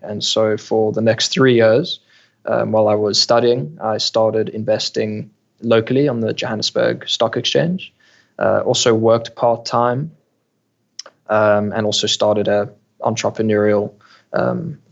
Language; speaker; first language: English; native; English